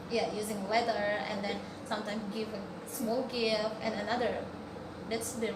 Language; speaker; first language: English; non-native, learner; Indonesian